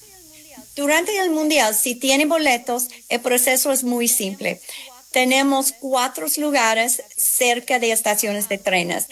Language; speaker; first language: Spanish; non-native, fluent; English